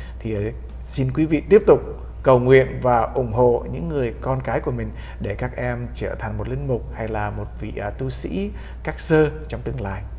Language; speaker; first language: Vietnamese; early bilingual, heritage; Vietnamese